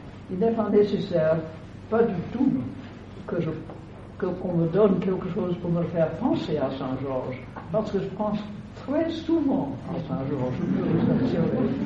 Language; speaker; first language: French; non-native, fluent; English